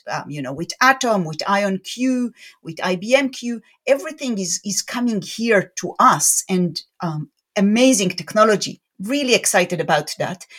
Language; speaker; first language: English; non-native, fluent; Hebrew